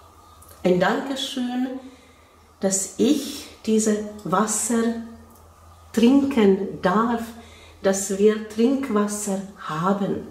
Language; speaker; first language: German; non-native, fluent; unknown